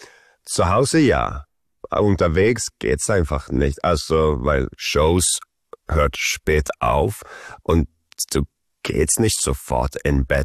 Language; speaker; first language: German; early bilingual, heritage; Swedish